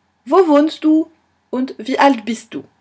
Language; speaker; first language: German; non-native, fluent; French